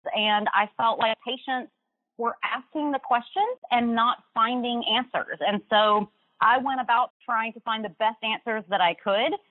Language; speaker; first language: English; native; English